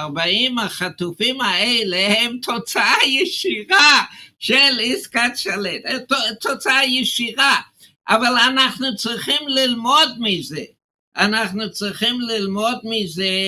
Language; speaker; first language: Hebrew; non-native, fluent; English